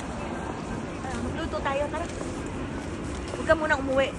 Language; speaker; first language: Filipino; native; Filipino